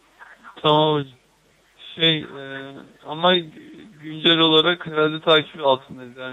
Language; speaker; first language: Turkish; native; Turkish